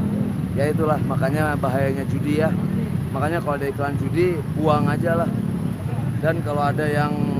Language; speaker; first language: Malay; non-native, local second language; Sundanese